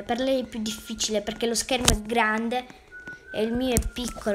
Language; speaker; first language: Italian; native; Italian